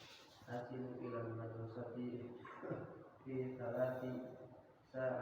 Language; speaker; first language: Arabic; non-native, learner; Indonesian